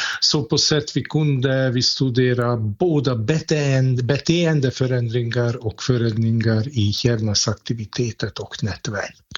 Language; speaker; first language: Swedish; non-native, fluent; Hungarian